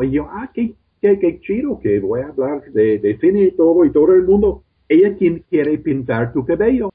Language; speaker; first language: Spanish; non-native, fluent; English